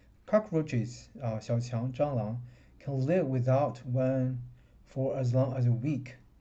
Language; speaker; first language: English; non-native, fluent; Chinese